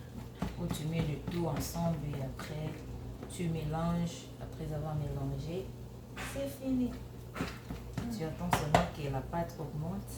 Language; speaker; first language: French; non-native, local second language; Lingala